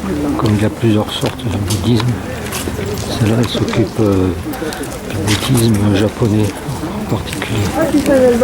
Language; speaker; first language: French; native; French